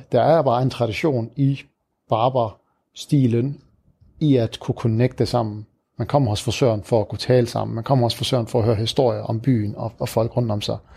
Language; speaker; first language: Danish; early bilingual, other home language; Arabic